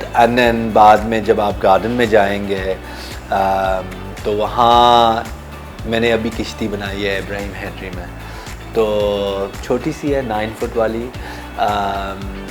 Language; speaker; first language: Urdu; early bilingual, heritage; Urdu